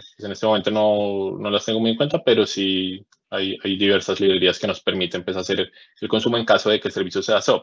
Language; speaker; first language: Spanish; native; Spanish